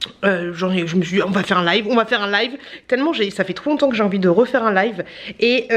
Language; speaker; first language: French; native; French